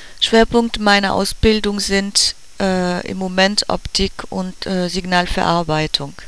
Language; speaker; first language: German; non-native, learner; French